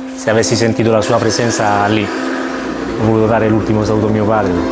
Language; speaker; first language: Italian; early bilingual, other home language; Spanish